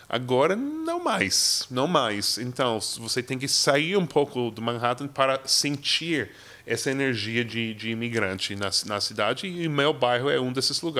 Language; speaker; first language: Portuguese; non-native, fluent; English